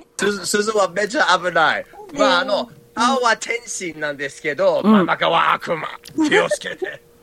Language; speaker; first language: Japanese; non-native, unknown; English